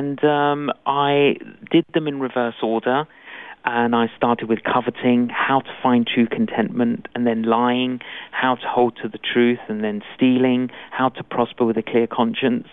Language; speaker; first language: English; native; English